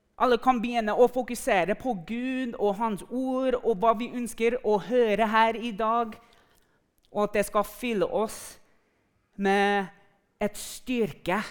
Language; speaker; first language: Norwegian; non-native, fluent; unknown